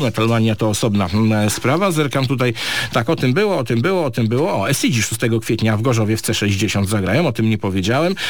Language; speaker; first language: Polish; native; Polish